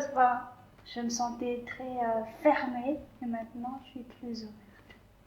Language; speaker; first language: French; non-native, local second language; Malagasy